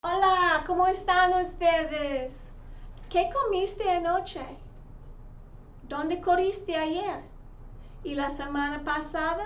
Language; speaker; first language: Spanish; non-native, fluent; English